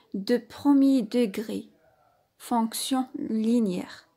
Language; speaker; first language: French; non-native, local second language; Arabic